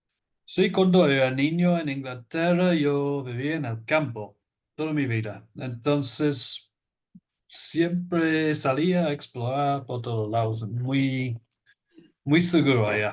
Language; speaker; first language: Spanish; non-native, fluent; English